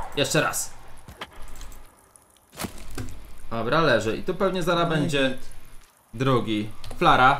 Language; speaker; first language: Polish; native; Polish